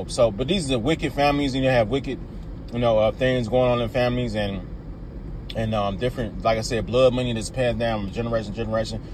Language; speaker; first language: English; native; English